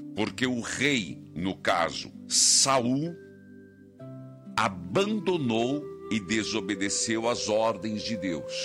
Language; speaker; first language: Portuguese; native; Portuguese